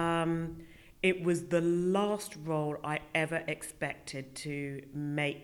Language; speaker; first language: English; native; English